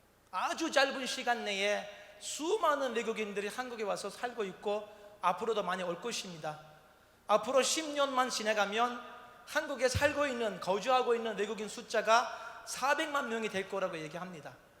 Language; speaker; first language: Korean; non-native, fluent; Turkish